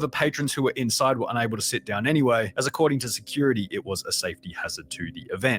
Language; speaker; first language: English; native; English